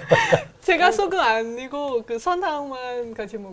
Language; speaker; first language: Korean; non-native, fluent; Vietnamese